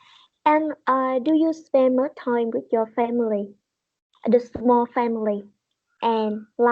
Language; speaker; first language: English; non-native, learner; Vietnamese